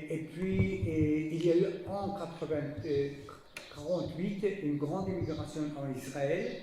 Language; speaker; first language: French; non-native, fluent; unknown